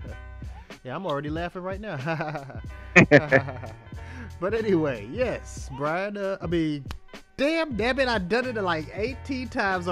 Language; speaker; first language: English; native; English